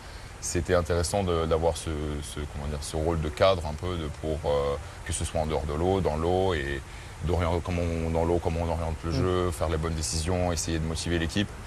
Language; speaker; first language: French; native; French